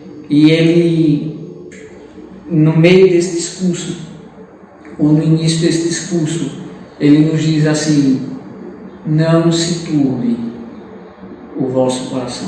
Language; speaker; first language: Portuguese; native; Portuguese